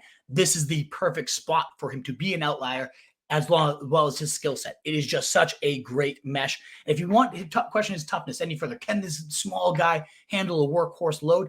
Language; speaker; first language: English; native; English